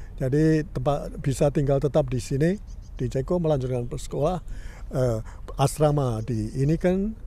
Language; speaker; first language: Indonesian; native; Indonesian